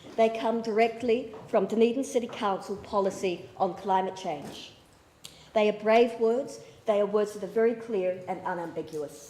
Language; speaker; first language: English; native; English